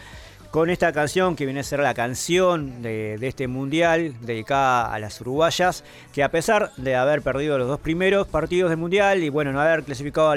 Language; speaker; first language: Spanish; native; Spanish